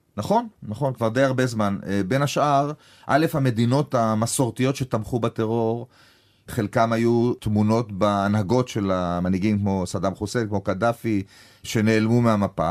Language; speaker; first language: Hebrew; native; Hebrew